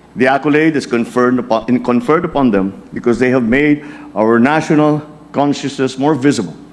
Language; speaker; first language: English; non-native, local second language; Filipino